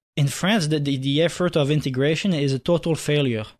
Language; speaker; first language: English; non-native, fluent; French